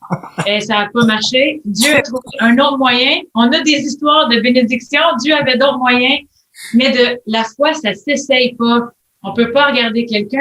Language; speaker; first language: French; native; French